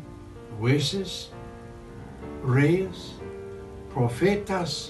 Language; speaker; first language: Spanish; non-native, learner; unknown